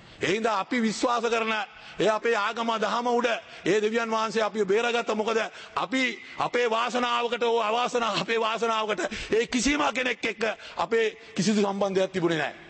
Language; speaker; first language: Sinhala; non-native, local second language; Tamil